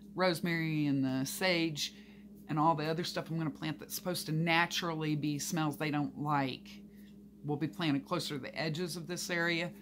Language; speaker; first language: English; native; English